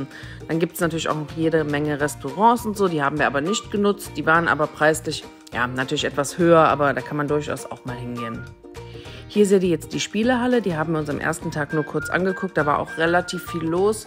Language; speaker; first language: German; native; German